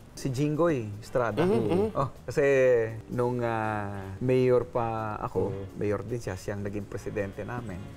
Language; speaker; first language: Filipino; non-native, local second language; Maguindanaon